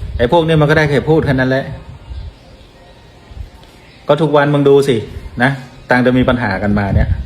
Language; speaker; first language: Thai; non-native, fluent; Khmer